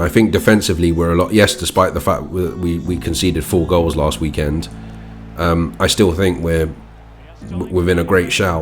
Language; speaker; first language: English; native; English